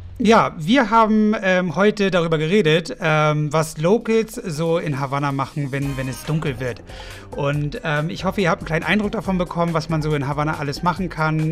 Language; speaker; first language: German; native; German